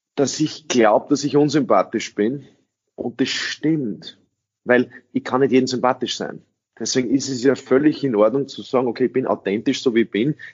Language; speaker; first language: German; early bilingual, other home language; English